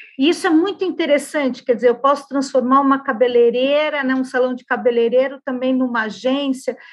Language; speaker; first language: Portuguese; native; Portuguese